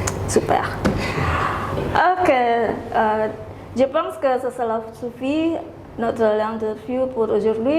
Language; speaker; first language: French; non-native, learner; Indonesian